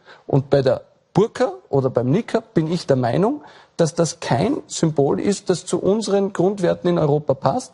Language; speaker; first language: German; native; German